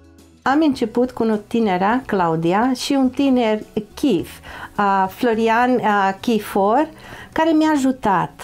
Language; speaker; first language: Romanian; non-native, learner; English